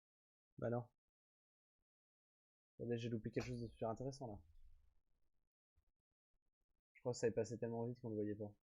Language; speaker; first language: French; native; French